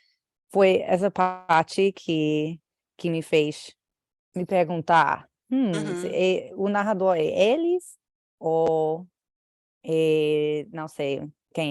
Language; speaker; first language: Portuguese; non-native, fluent; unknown